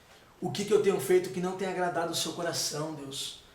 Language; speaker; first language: Portuguese; native; Portuguese